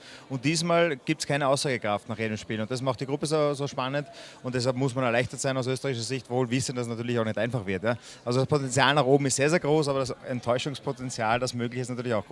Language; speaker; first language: German; native; German